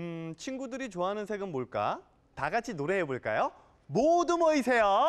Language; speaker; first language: Korean; native; Korean